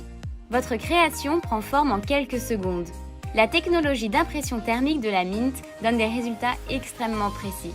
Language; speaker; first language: French; native; French